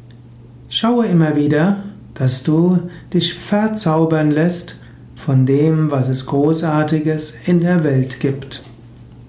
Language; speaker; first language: German; native; German